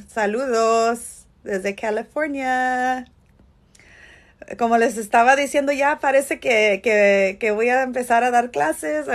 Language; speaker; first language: Spanish; early bilingual, heritage; Spanish